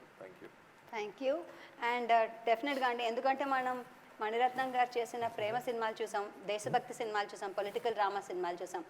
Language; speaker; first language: Telugu; native; Telugu